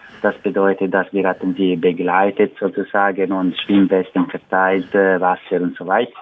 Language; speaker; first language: German; non-native, learner; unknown